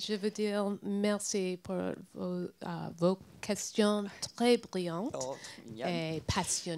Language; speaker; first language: French; non-native, learner; English